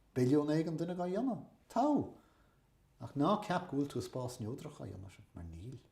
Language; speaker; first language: Irish; native; Irish